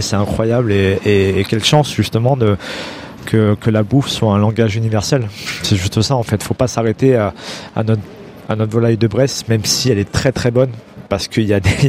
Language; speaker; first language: French; native; French